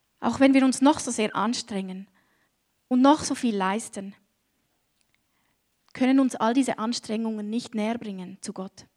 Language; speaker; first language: German; native; German